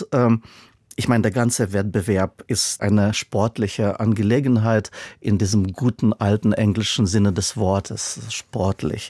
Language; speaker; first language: German; non-native, fluent; Russian